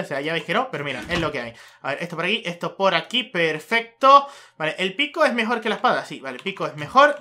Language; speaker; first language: Spanish; native; Spanish